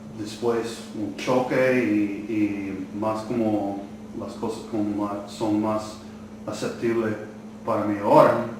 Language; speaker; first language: Spanish; non-native, learner; English